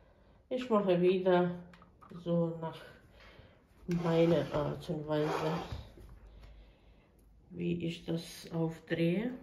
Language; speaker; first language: German; non-native, fluent; Bosnian